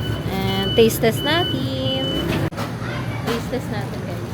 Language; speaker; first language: Filipino; native; Filipino